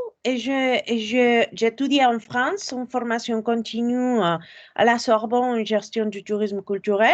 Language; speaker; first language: French; non-native, fluent; Spanish